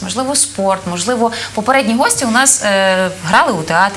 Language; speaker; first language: Ukrainian; native; Ukrainian